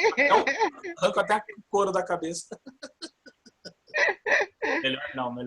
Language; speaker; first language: Portuguese; native; Portuguese